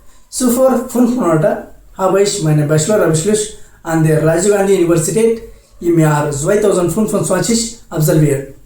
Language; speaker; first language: German; non-native, learner; Kannada